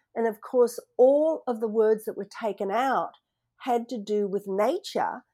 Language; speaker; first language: English; native; English